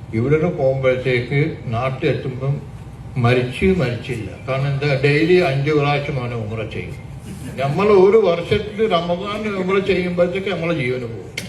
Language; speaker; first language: Malayalam; early bilingual, heritage; Malayalam